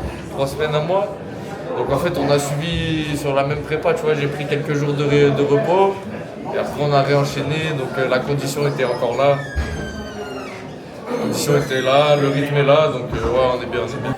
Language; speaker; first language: French; native; French